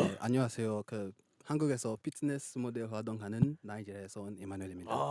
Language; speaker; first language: Korean; non-native, fluent; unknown